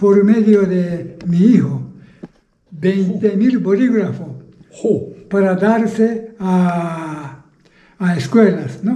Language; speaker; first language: Spanish; non-native, fluent; Japanese